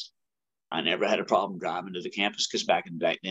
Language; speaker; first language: English; native; English